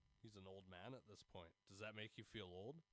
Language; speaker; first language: English; native; English